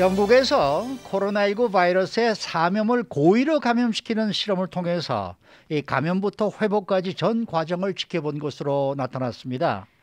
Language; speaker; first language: Korean; native; Korean